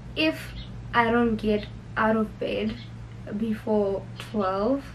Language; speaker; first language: English; non-native, local second language; Northern Sotho